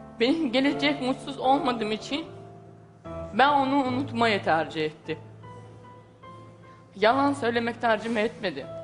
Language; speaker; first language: Turkish; non-native, learner; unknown